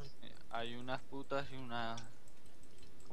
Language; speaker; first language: Spanish; native; Spanish